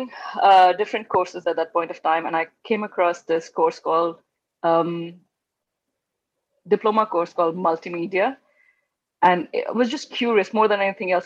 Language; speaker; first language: English; non-native, local second language; Hindi